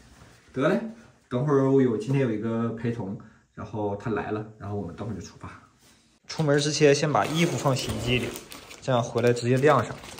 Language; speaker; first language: Chinese; native; Chinese